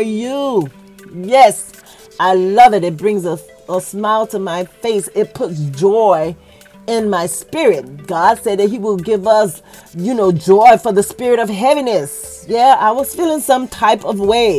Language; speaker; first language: English; native; English